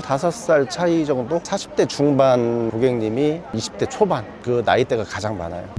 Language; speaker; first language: Korean; native; Korean